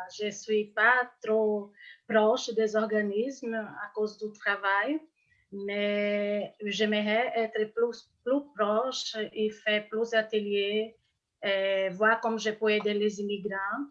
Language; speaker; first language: French; non-native, fluent; Portuguese